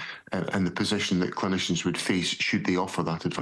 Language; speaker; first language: English; native; English